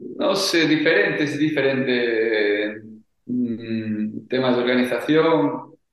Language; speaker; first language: Spanish; native; Spanish